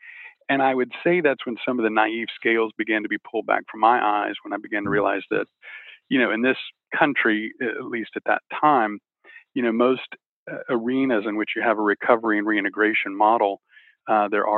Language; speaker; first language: English; native; English